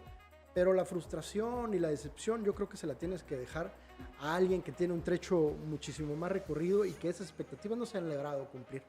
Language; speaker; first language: Spanish; native; Spanish